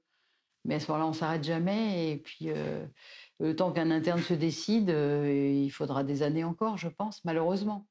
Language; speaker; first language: French; native; French